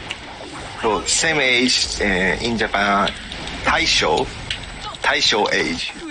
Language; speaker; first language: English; non-native, learner; Japanese